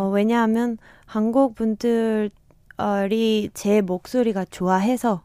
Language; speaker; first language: Korean; non-native, fluent; Spanish